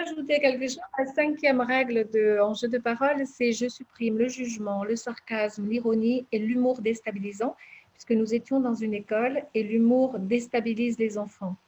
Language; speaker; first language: French; native; French